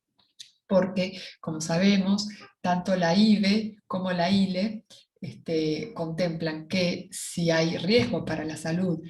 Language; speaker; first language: Spanish; native; Spanish